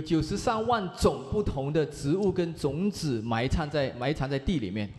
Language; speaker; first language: Chinese; native; Chinese